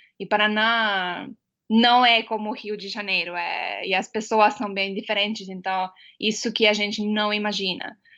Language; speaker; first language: Portuguese; non-native, fluent; Estonian